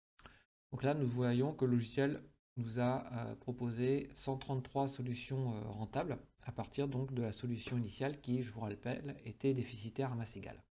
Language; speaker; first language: French; native; French